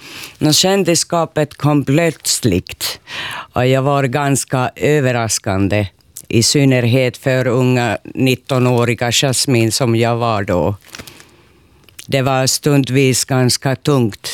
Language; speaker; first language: Swedish; non-native, learner; Finnish